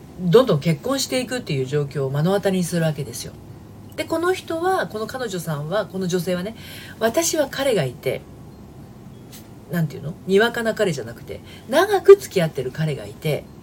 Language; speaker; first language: Japanese; native; Japanese